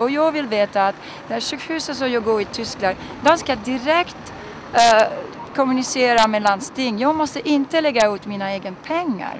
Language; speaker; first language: Swedish; non-native, fluent; Italian